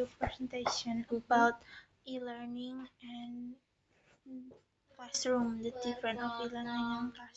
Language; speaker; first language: English; non-native, learner; Indonesian